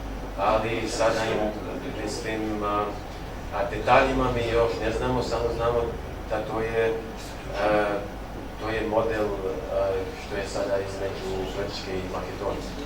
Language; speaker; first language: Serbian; non-native, local second language; Albanian